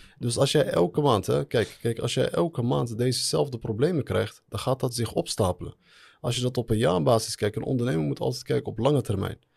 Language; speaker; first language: Dutch; early bilingual, other home language; Arabic